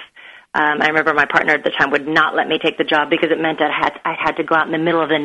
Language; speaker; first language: English; native; English